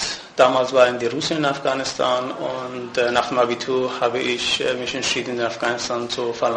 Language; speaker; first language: German; non-native, fluent; Persian